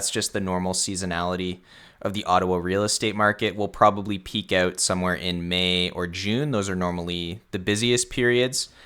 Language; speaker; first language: English; native; English